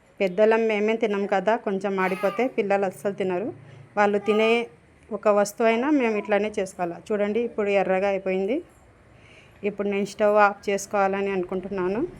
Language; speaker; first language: Telugu; non-native, local second language; Urdu